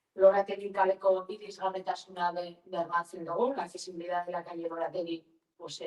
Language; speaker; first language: Spanish; non-native, local second language; Basque